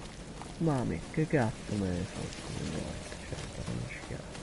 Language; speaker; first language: Italian; native; Italian